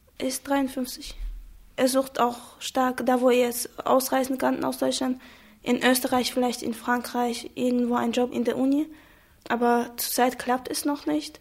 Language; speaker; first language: German; non-native, fluent; Chechen